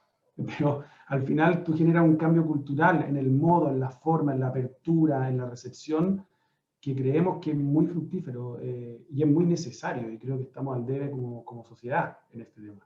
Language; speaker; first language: Spanish; native; Spanish